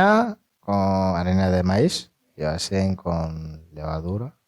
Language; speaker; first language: Spanish; non-native, fluent; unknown